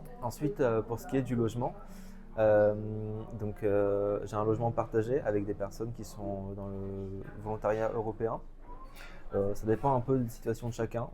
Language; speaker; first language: French; native; French